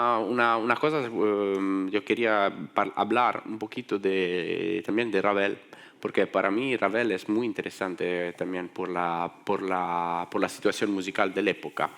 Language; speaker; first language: Spanish; non-native, fluent; Italian